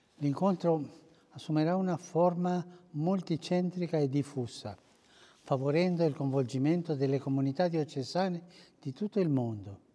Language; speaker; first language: Italian; early bilingual, heritage; Italian